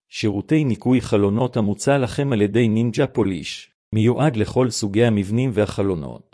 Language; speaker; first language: Hebrew; native; Hebrew